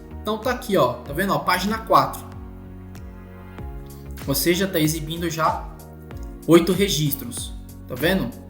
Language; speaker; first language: Portuguese; native; Portuguese